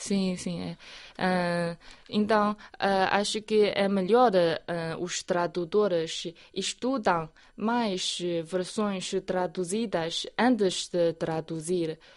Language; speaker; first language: Portuguese; non-native, fluent; Chinese